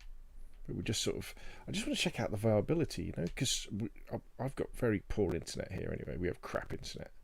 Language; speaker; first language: English; native; English